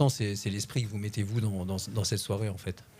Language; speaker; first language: French; native; French